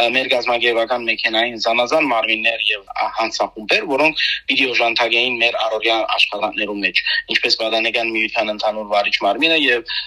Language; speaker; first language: Armenian; native; Armenian